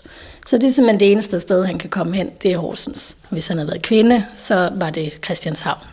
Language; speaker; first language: Danish; native; Danish